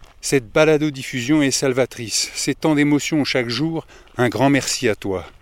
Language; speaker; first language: French; native; French